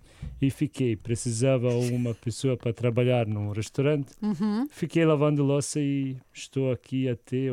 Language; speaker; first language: Portuguese; non-native, learner; Croatian